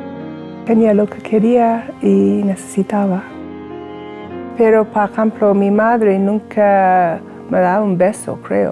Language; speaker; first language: Spanish; non-native, fluent; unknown